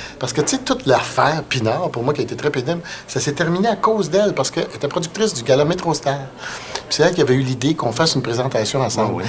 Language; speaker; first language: French; native; French